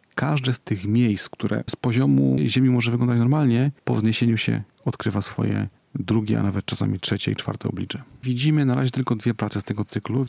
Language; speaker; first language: Polish; native; Polish